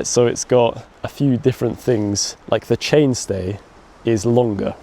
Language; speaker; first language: English; native; English